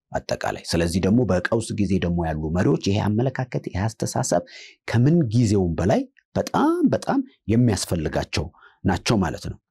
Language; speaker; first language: Amharic; native; Amharic